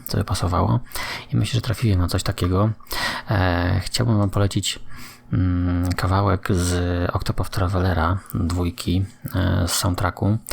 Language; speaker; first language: Polish; native; Polish